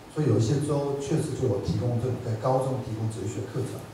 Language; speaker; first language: Chinese; non-native, fluent; German